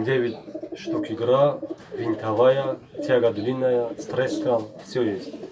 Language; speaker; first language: Russian; non-native, local second language; Tajik